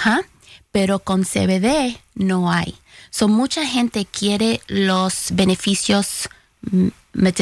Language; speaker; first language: Spanish; early bilingual, heritage; Spanish